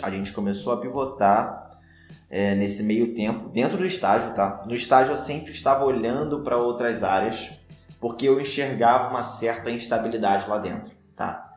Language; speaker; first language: Portuguese; native; Portuguese